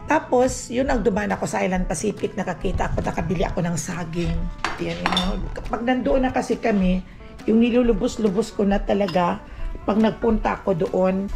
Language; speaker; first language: Filipino; non-native, local second language; Aklanon